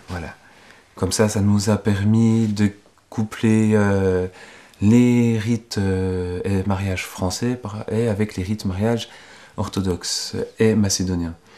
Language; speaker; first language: French; native; French